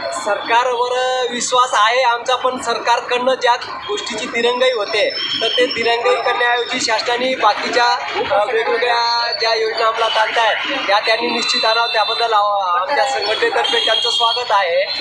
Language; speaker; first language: Marathi; non-native, local second language; Lambadi